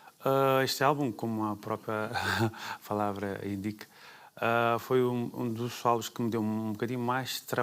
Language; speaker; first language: Portuguese; non-native, local second language; Kabuverdianu